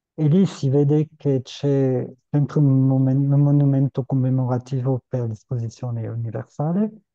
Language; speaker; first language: Italian; non-native, fluent; French